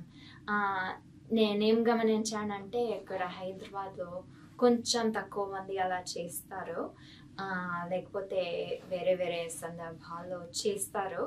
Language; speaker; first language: Telugu; non-native, fluent; English